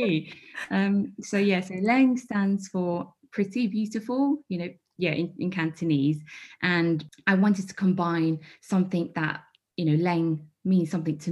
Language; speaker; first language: English; native; English